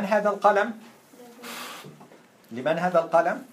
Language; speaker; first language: Arabic; non-native, fluent; English